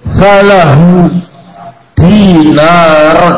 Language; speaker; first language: Arabic; non-native, fluent; Indonesian